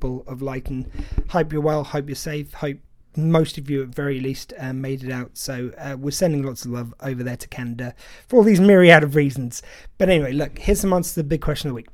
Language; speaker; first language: English; native; English